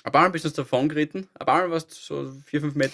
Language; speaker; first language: German; native; German